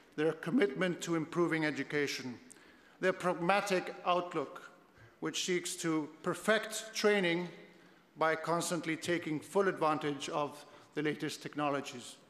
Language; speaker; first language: English; non-native, fluent; Spanish